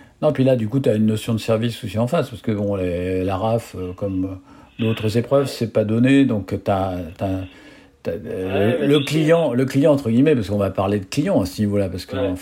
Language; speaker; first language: French; native; French